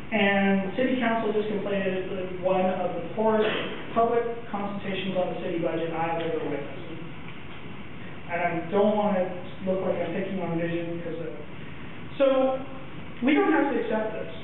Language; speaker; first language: English; native; English